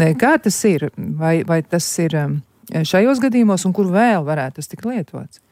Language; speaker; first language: Latvian; native; Latvian